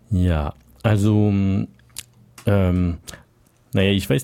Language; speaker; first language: German; non-native, learner; French